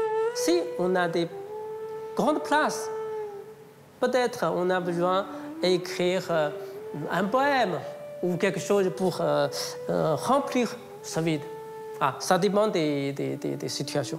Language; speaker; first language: French; non-native, fluent; Chinese